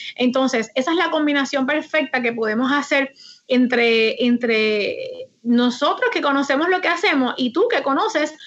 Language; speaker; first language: Spanish; native; Spanish